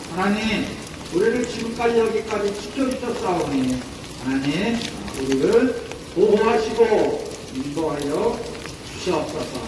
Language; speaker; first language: Korean; native; Korean